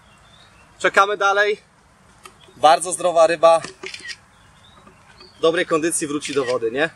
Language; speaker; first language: Polish; native; Polish